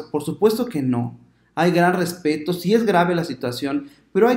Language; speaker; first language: Spanish; native; Spanish